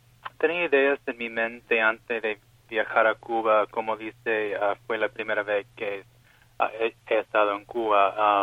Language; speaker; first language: Spanish; non-native, fluent; English